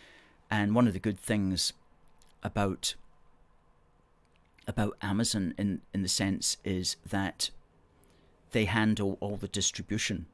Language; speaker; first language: English; native; English